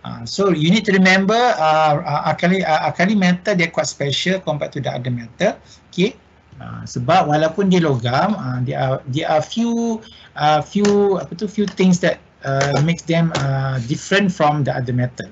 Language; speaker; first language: English; non-native, local second language; Malay